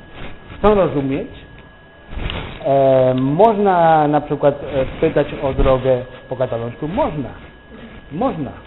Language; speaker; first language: Polish; non-native, fluent; Catalan